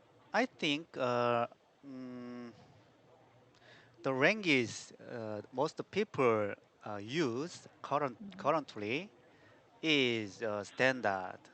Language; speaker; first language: English; non-native, learner; Korean